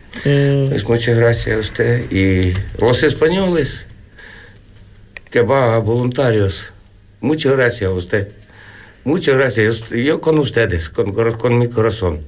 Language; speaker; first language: Spanish; non-native, learner; Ukrainian